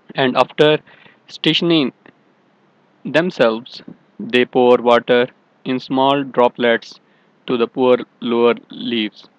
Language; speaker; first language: English; non-native, local second language; Urdu